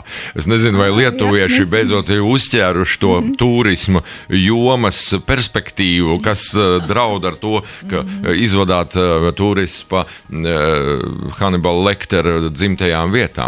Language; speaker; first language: Latvian; native; Latvian